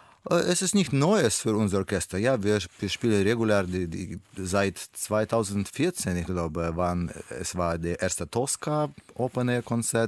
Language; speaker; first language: German; non-native, learner; Russian